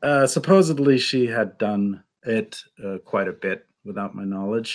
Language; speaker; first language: English; native; English